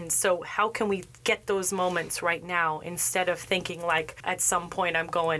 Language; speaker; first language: English; native; English